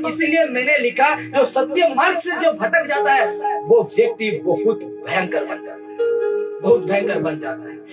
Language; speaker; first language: Hindi; non-native, local second language; Odia